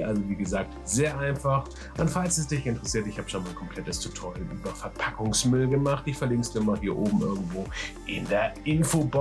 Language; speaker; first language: German; native; German